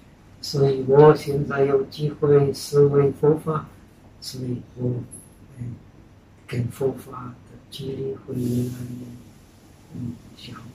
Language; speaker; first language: Chinese; non-native, fluent; Czech